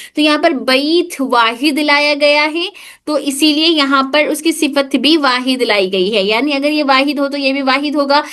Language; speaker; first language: Urdu; native; Urdu